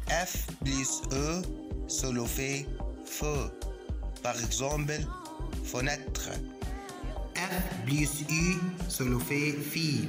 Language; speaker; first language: French; non-native, fluent; Arabic